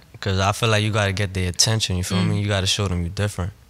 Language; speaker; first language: English; native; English